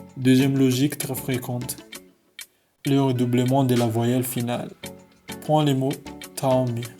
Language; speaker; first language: French; non-native, local second language; Malagasy